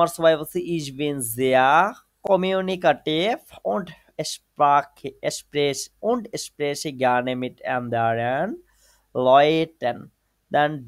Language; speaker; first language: German; non-native, fluent; Bangla